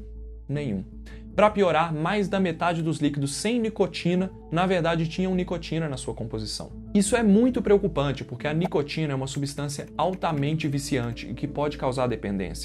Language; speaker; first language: Portuguese; native; Portuguese